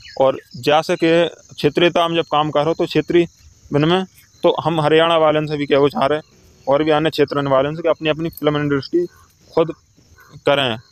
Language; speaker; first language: Hindi; native; Hindi